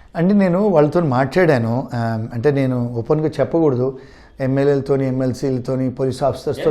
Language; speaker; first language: Telugu; native; Telugu